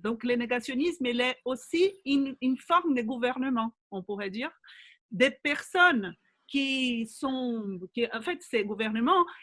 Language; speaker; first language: French; non-native, fluent; Portuguese